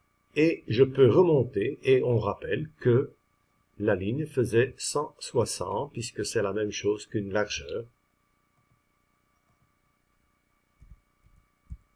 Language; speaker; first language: French; native; French